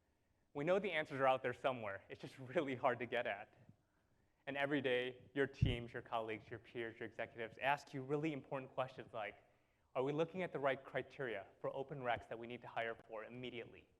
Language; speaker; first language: English; native; English